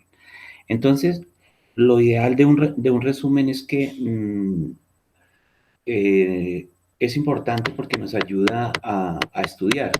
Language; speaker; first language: Spanish; native; Spanish